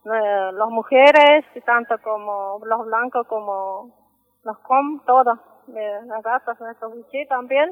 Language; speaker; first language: Spanish; non-native, local second language; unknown